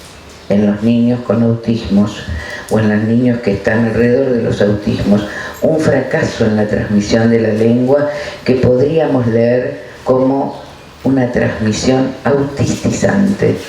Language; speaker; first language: Spanish; native; Spanish